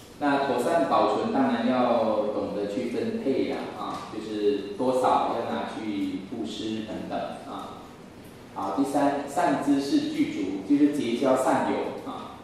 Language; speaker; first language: Chinese; native; Chinese